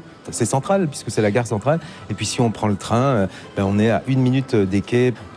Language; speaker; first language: French; native; French